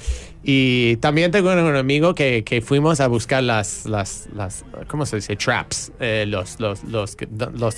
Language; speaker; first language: Spanish; non-native, fluent; English